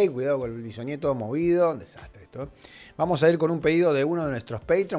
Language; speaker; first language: Spanish; native; Spanish